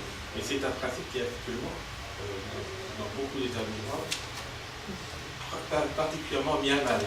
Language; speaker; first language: French; native; French